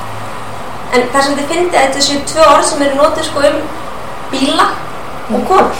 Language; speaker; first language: Icelandic; native; Icelandic